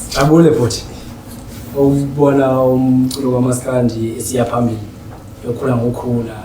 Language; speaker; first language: Zulu; non-native, local second language; Xhosa